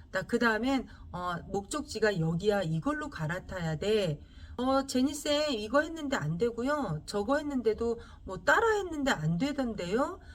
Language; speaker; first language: Korean; native; Korean